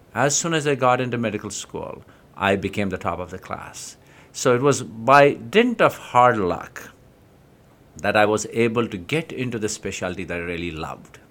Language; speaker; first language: English; non-native, local second language; Kashmiri